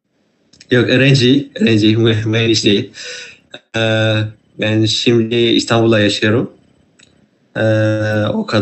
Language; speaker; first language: Turkish; non-native, learner; Malay